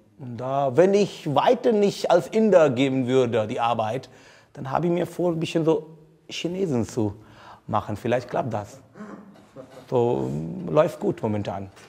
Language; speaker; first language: German; non-native, fluent; Hindi